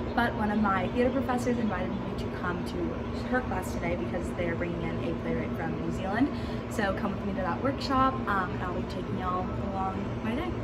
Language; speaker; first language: English; native; English